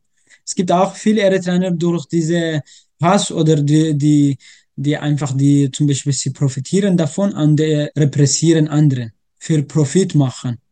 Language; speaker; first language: German; non-native, learner; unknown